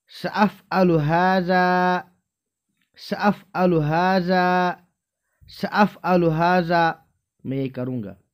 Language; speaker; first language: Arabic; non-native, fluent; Urdu